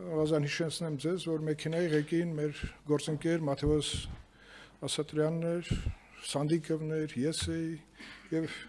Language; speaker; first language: Armenian; native; Armenian